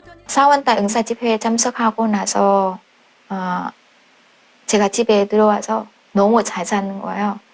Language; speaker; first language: Korean; non-native, fluent; Vietnamese